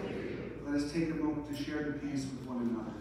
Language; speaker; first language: English; native; English